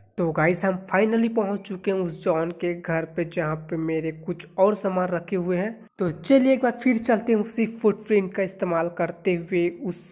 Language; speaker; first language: Hindi; native; Hindi